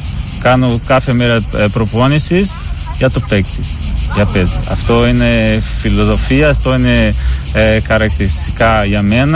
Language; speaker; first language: Greek; non-native, learner; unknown